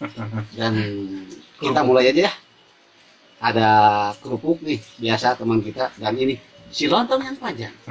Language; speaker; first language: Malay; non-native, local second language; Sundanese